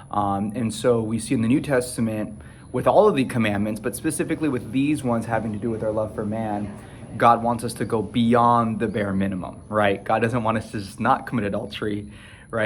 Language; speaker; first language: English; native; English